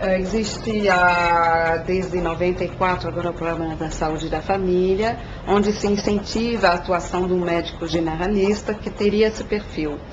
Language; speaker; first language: Portuguese; non-native, fluent; French